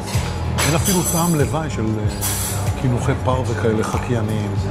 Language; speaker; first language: Hebrew; native; Hebrew